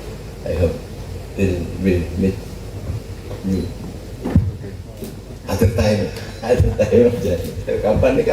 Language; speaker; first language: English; non-native, learner; Indonesian